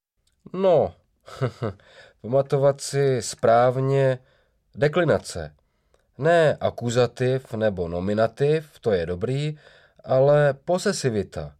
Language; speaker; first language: Czech; non-native, learner; English